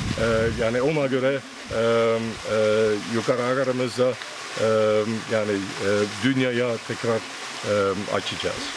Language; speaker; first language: Turkish; non-native, fluent; Dutch